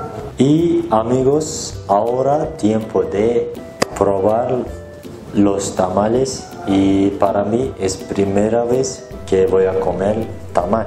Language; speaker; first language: Spanish; non-native, learner; Turkish